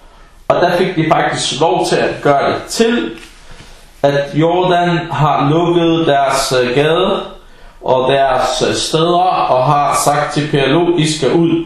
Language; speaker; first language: Danish; early bilingual, other home language; Arabic